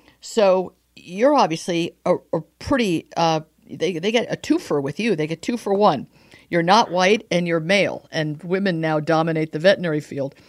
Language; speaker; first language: English; native; English